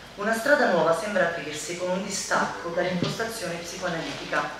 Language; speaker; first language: Italian; native; Italian